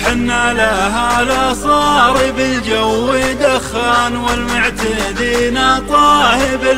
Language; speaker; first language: Arabic; native; Arabic